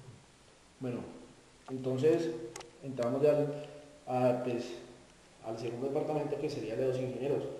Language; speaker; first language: Spanish; native; Spanish